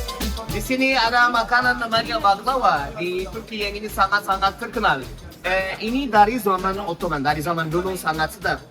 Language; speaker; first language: Indonesian; non-native, learner; Turkish